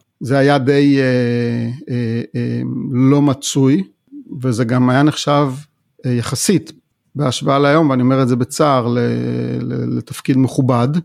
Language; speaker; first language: Hebrew; native; Hebrew